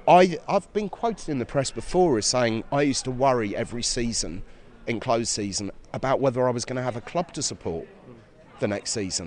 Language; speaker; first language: English; native; English